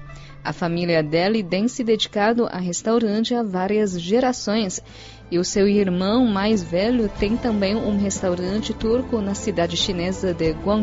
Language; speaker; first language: Portuguese; non-native, fluent; Chinese